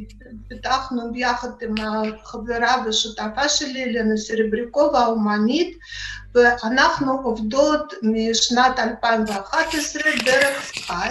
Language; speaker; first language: Hebrew; non-native, fluent; Russian